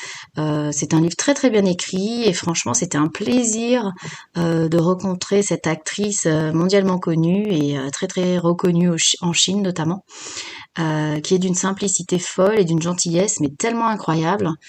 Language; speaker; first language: French; native; French